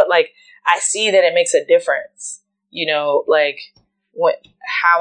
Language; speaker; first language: English; native; English